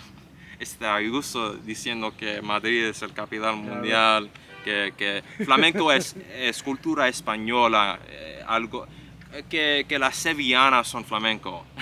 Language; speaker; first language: Spanish; non-native, fluent; English